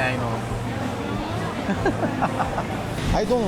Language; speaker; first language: English; non-native, learner; Korean